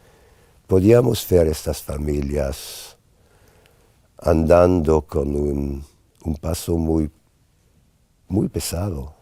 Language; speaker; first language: Spanish; non-native, fluent; English